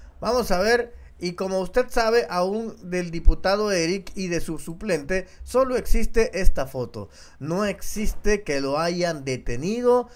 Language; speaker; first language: Spanish; native; Spanish